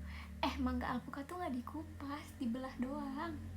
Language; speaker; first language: Indonesian; native; Indonesian